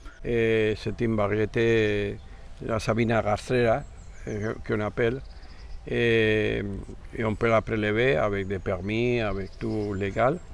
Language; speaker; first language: French; non-native, fluent; Spanish